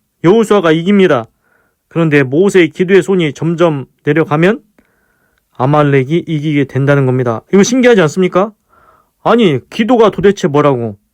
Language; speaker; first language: Korean; native; Korean